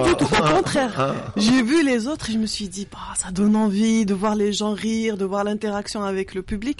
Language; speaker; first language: French; non-native, local second language; Arabic